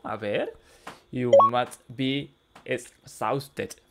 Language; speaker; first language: English; non-native, learner; Spanish